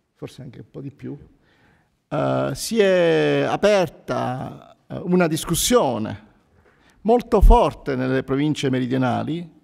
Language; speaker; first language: Italian; native; Italian